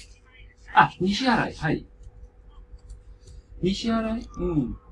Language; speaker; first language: Japanese; non-native, learner; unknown